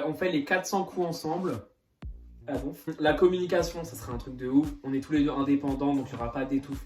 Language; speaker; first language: French; native; French